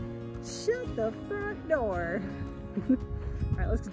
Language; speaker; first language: English; native; English